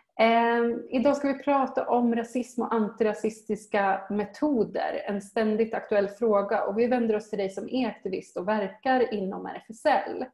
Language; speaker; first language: Swedish; native; Swedish